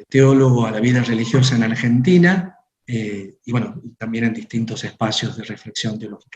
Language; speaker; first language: Spanish; native; Spanish